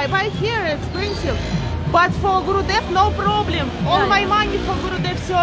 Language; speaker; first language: English; non-native, learner; Russian